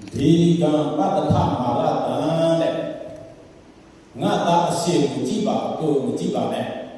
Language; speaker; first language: Burmese; non-native, local second language; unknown